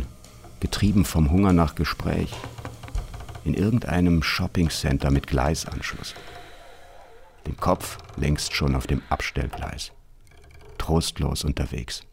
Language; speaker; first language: German; native; German